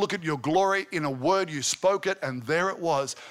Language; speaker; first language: English; native; English